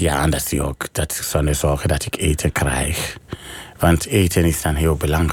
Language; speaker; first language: Dutch; non-native, fluent; English